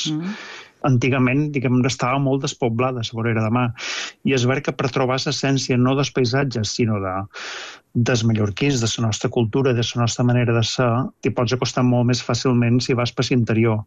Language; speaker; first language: Catalan; native; Catalan